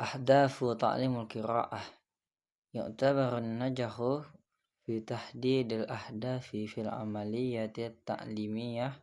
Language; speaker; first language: Arabic; non-native, learner; Indonesian